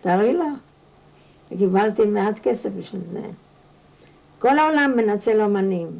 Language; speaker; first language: Hebrew; non-native, fluent; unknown